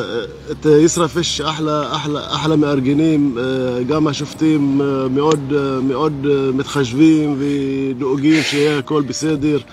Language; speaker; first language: Hebrew; non-native, local second language; Arabic